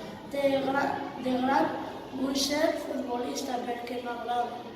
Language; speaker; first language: Catalan; early bilingual, other home language; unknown